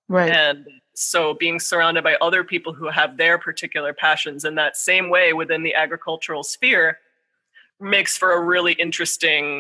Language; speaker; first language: English; native; English